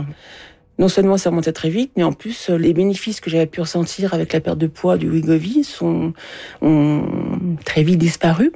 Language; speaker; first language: French; native; French